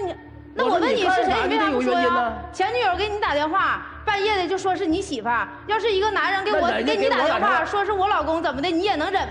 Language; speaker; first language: Chinese; native; Chinese